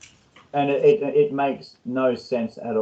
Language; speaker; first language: English; non-native, learner; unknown